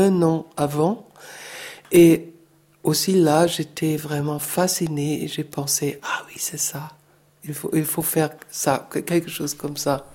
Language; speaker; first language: French; non-native, fluent; German